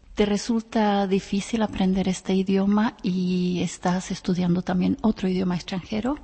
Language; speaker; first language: Spanish; non-native, fluent; Czech